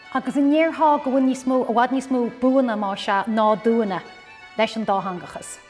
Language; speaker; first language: Irish; non-native, local second language; English